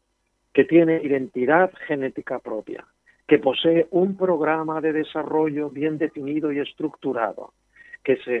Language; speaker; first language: Spanish; native; Spanish